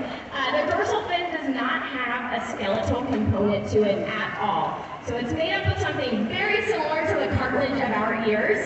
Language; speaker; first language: English; native; English